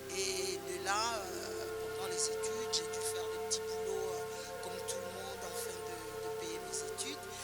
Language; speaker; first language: French; non-native, local second language; Lingala